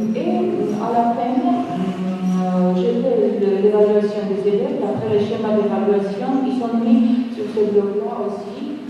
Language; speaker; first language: French; non-native, fluent; Georgian